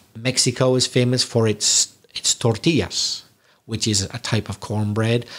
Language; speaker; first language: English; native; English